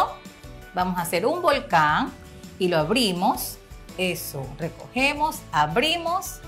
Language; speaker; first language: Spanish; native; Spanish